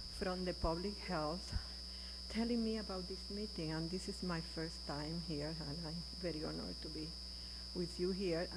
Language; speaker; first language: English; non-native, learner; Spanish